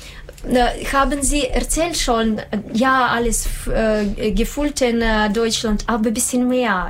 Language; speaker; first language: German; non-native, learner; Russian